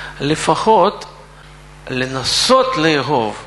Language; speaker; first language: Hebrew; non-native, fluent; Russian